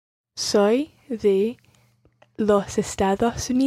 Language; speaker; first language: Spanish; non-native, learner; English